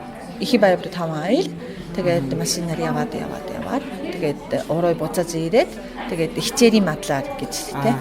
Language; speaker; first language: Mongolian; non-native, fluent; Japanese